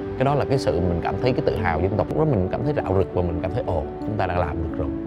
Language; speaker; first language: Vietnamese; native; Vietnamese